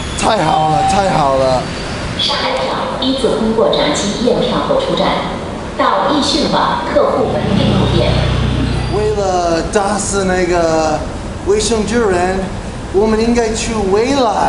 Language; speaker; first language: Chinese; non-native, learner; English